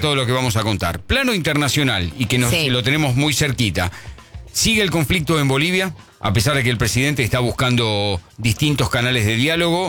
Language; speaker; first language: Spanish; native; Spanish